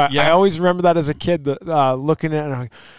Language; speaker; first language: English; native; English